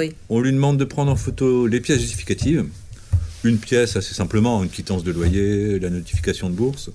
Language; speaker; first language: French; native; French